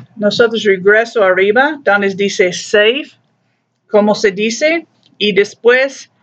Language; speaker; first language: Spanish; non-native, learner; English